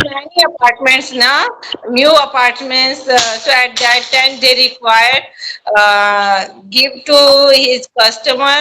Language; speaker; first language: English; non-native, learner; Hindi